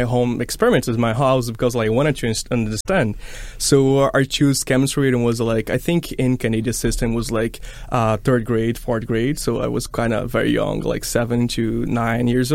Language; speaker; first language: English; non-native, fluent; Portuguese